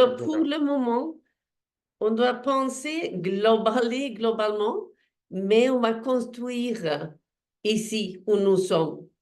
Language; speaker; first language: French; non-native, fluent; Swedish